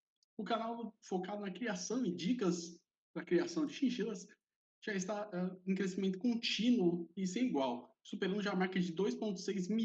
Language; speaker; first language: Portuguese; native; Portuguese